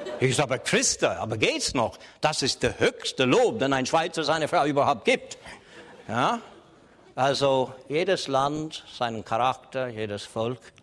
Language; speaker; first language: German; non-native, fluent; English